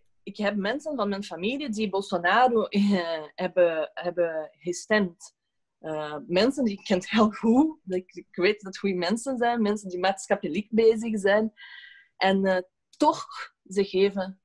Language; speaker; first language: Dutch; non-native, fluent; Portuguese